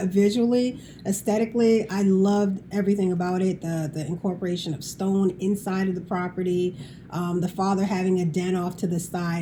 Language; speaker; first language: English; native; English